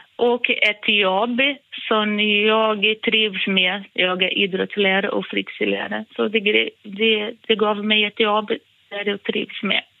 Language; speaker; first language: Swedish; non-native, fluent; Portuguese